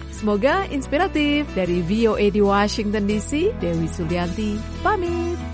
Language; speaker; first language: Indonesian; native; Indonesian